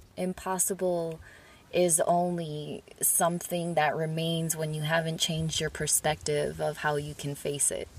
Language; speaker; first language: English; early bilingual, other home language; Spanish